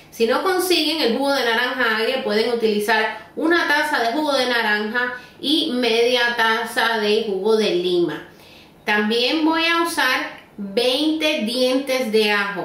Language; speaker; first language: Spanish; native; Spanish